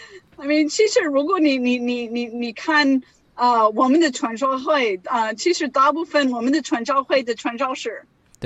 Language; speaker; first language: Chinese; non-native, learner; English